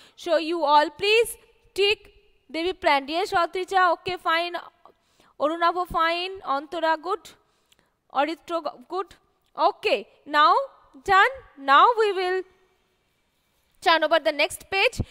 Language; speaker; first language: English; non-native, local second language; Bangla